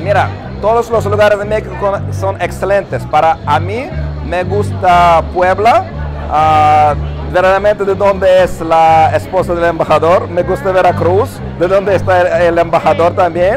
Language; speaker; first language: Spanish; non-native, fluent; Russian